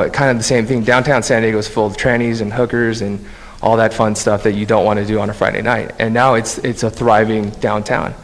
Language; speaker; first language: English; native; English